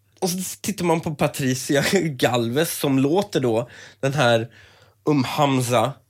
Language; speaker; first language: Swedish; early bilingual, other home language; Persian